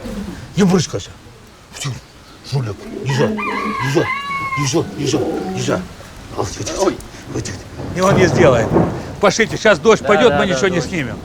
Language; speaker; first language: Russian; native; Russian